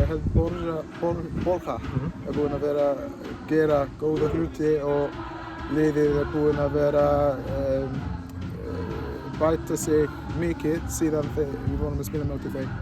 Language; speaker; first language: Icelandic; non-native, learner; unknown